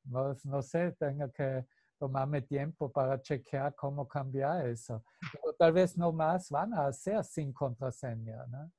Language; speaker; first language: Spanish; non-native, fluent; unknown